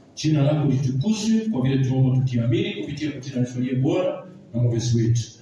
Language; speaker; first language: Swahili; non-native, local second language; Gusii